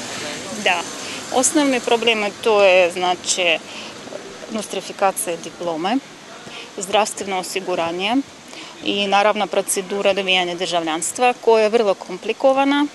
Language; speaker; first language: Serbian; non-native, learner; Russian